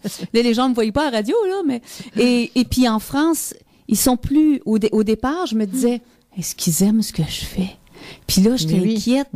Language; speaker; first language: French; native; French